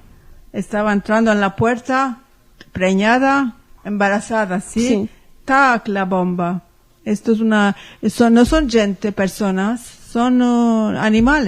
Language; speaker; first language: Spanish; early bilingual, heritage; Ladino